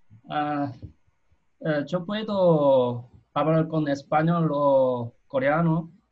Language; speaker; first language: Spanish; non-native, learner; Korean